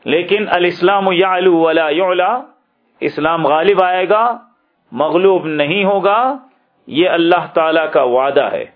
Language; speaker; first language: Urdu; native; Urdu